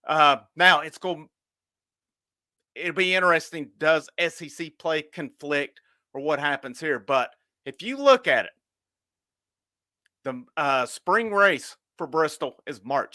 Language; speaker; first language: English; native; English